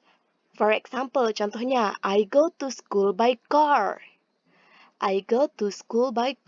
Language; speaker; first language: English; non-native, fluent; Indonesian